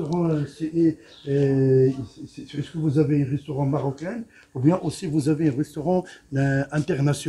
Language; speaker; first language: French; non-native, local second language; Arabic